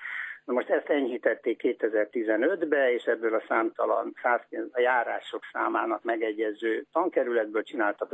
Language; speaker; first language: Hungarian; native; Hungarian